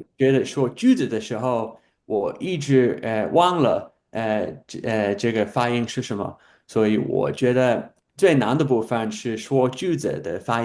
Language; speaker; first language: Chinese; non-native, fluent; English